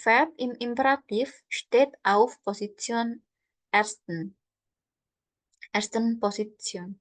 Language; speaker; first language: German; non-native, learner; Indonesian